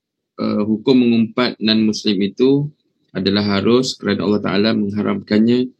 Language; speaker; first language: Malay; native; Malay